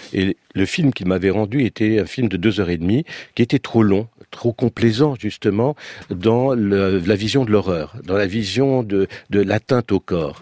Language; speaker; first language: French; early bilingual, other home language; Romanian